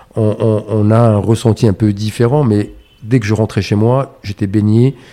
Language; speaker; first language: French; non-native, local second language; Arabic